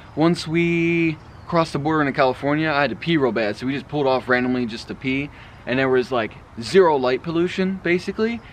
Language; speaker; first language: English; native; English